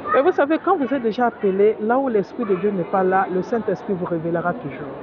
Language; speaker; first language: French; non-native, local second language; Lingala